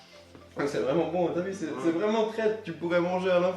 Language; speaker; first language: French; native; French